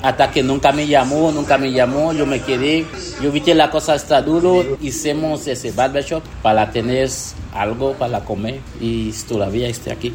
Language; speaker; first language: Spanish; non-native, learner; Haitian Creole